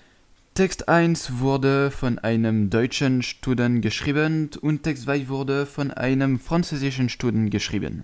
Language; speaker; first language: German; non-native, learner; French